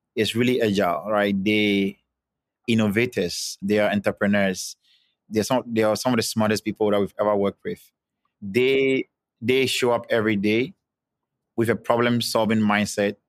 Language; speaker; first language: English; non-native, local second language; Ewe